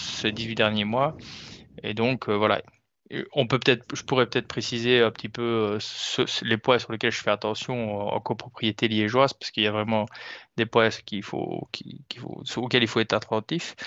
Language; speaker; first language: French; native; French